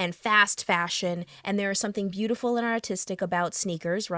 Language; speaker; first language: English; native; English